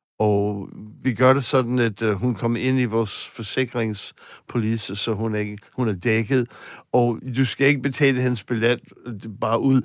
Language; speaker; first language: Danish; non-native, fluent; English